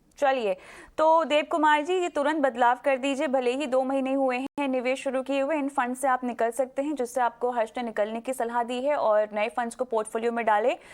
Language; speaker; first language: Hindi; native; Hindi